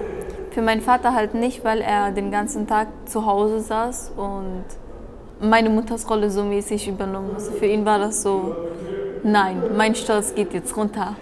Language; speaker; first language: German; early bilingual, other home language; Persian